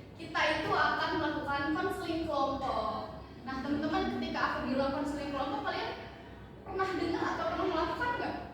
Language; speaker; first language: Indonesian; native; Indonesian